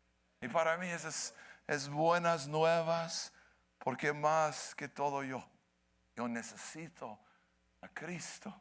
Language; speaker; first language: Spanish; early bilingual, heritage; Spanish